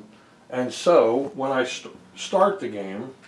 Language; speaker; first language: English; native; English